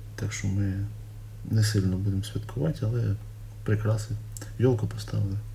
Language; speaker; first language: Ukrainian; native; Ukrainian